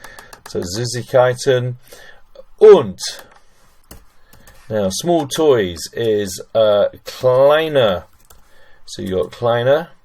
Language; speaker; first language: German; non-native, fluent; English